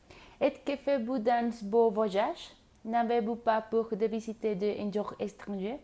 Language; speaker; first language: French; non-native, learner; Spanish